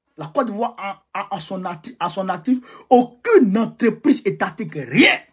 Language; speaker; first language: French; non-native, local second language; Bambara